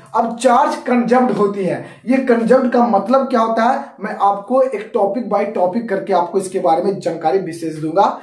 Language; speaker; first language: Hindi; native; Hindi